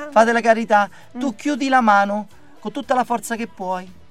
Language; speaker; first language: Italian; native; Italian